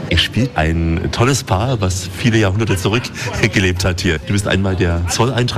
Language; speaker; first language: German; native; German